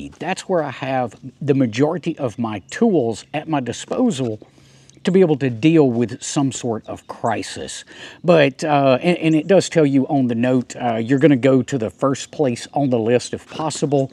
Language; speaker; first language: English; native; English